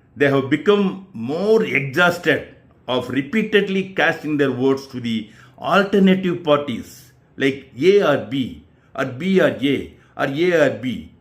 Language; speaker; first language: English; non-native, local second language; Tamil